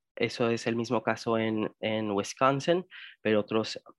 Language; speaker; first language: Spanish; early bilingual, heritage; Spanish